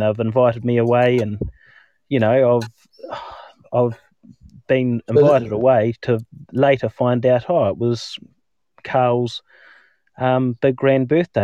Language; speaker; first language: English; native; English